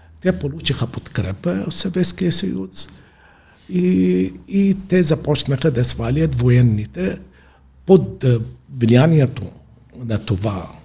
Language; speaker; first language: Bulgarian; non-native, fluent; Arabic